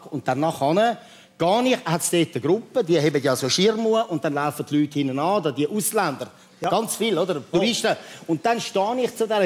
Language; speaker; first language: German; native; German